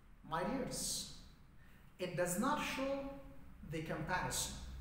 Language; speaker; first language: English; non-native, fluent; Persian